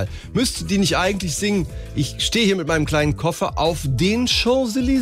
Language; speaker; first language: German; native; German